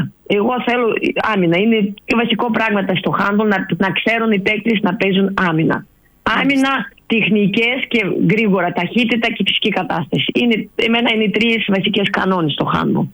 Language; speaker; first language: Greek; non-native, learner; Russian